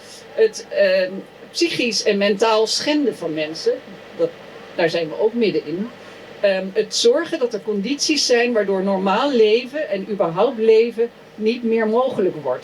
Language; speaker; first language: Dutch; native; Dutch